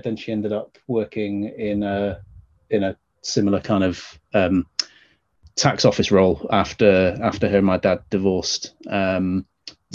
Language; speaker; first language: English; native; English